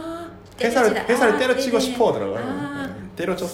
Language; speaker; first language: Korean; non-native, fluent; Japanese